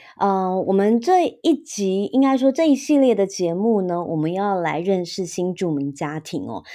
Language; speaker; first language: Chinese; native; Chinese